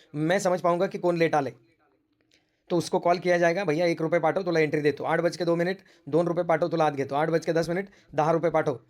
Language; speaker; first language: Hindi; non-native, local second language; Marathi